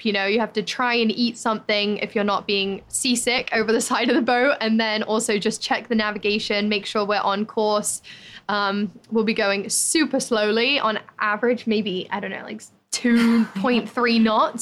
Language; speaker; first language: English; native; English